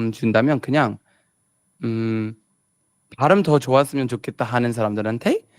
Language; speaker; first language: Korean; non-native, fluent; English